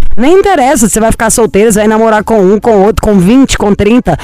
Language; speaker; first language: Portuguese; native; Portuguese